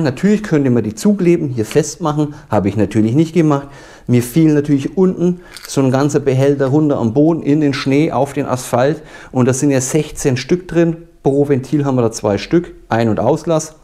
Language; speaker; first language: German; native; German